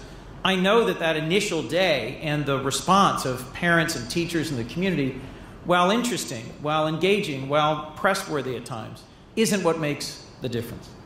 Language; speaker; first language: English; native; English